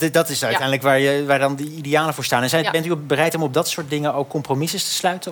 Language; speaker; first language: Dutch; native; Dutch